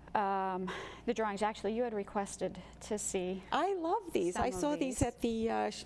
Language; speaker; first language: English; native; English